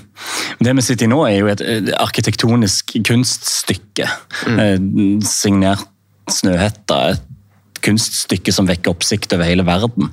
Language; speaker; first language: Norwegian; native; Norwegian